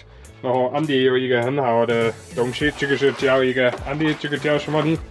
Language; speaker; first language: Chinese; non-native, fluent; German